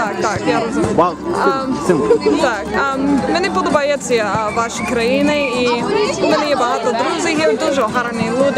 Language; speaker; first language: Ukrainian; non-native, learner; English